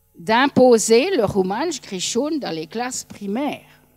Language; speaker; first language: French; native; French